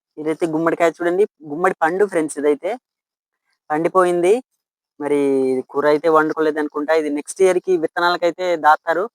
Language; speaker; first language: Telugu; non-native, local second language; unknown